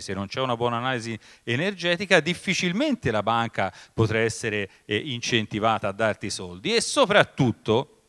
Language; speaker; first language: Italian; native; Italian